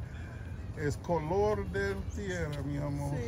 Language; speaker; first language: Spanish; non-native, learner; English